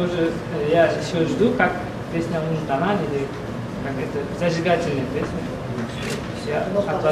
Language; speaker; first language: Russian; non-native, local second language; Uzbek